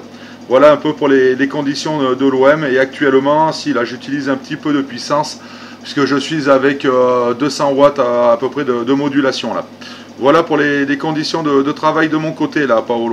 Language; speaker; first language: French; native; French